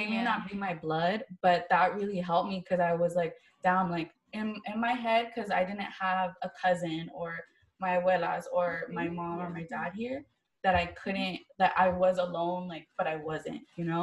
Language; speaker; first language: English; native; English